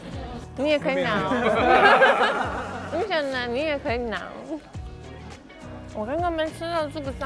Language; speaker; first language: Chinese; non-native, fluent; Japanese